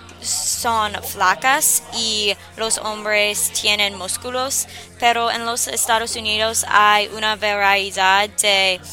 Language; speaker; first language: Spanish; non-native, learner; English